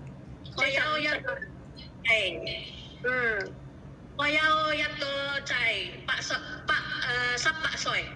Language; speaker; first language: Cantonese; non-native, learner; Indonesian